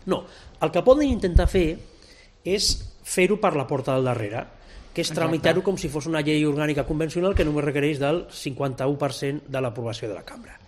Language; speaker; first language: Catalan; non-native, local second language; Spanish